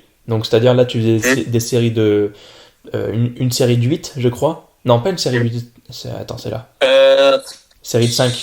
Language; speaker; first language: French; native; French